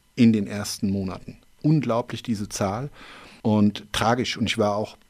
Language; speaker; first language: German; native; German